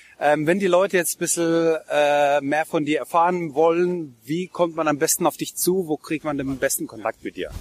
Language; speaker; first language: German; native; German